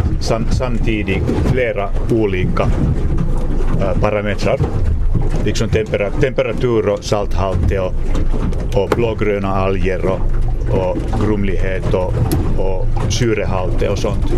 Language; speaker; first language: Swedish; non-native, local second language; Finnish